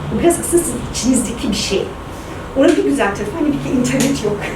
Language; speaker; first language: Turkish; early bilingual, heritage; Turkish